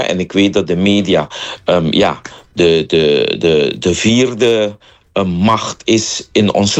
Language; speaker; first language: Dutch; non-native, local second language; Papiamento